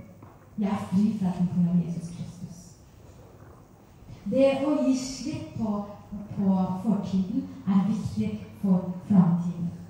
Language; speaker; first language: Norwegian; non-native, fluent; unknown